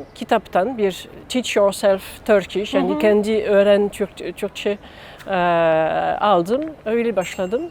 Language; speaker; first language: Turkish; non-native, learner; French